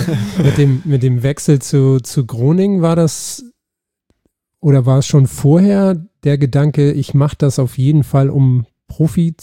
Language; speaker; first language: German; native; German